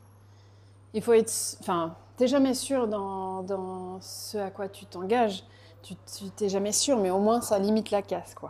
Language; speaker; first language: French; native; French